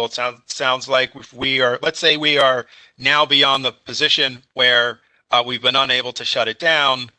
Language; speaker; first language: English; native; English